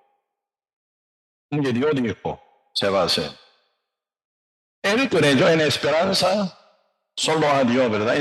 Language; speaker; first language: Spanish; non-native, learner; Korean